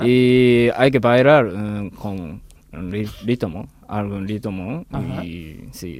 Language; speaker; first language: Spanish; non-native, learner; Japanese